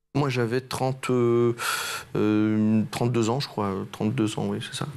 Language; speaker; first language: French; native; French